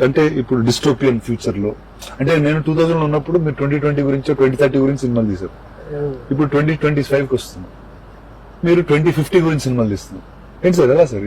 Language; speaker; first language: Telugu; native; Telugu